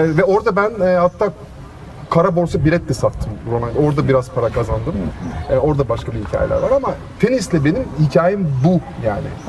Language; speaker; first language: Turkish; native; Turkish